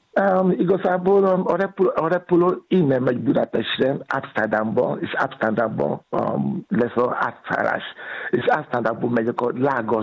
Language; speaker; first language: Hungarian; non-native, fluent; Yoruba